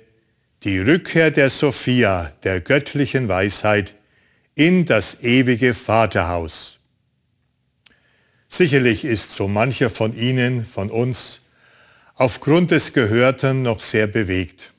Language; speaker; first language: German; native; German